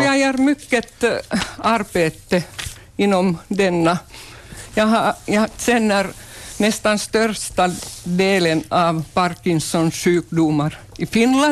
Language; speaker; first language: Swedish; non-native, local second language; Finnish